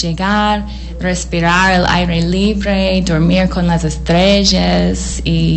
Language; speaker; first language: Spanish; non-native, fluent; English